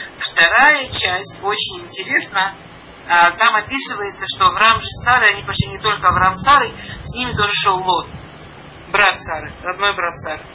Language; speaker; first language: Russian; early bilingual, heritage; Russian